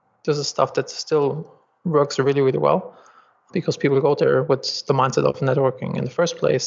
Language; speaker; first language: English; non-native, fluent; German